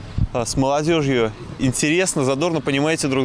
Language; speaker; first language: Russian; native; Russian